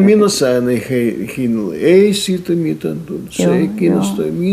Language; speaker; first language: Finnish; non-native, learner; Russian